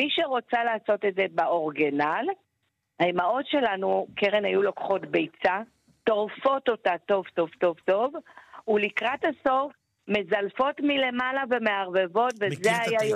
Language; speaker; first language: Hebrew; native; Hebrew